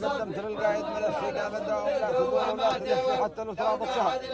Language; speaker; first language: Arabic; native; Arabic